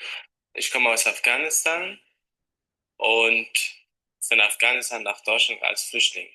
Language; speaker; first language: German; non-native, learner; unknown